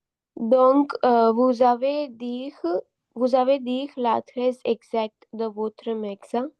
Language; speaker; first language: French; non-native, learner; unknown